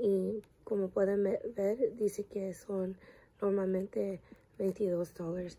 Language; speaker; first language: Spanish; early bilingual, heritage; English